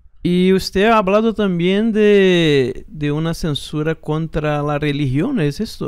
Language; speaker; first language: Spanish; non-native, fluent; Portuguese